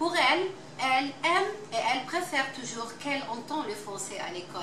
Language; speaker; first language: French; non-native, fluent; Arabic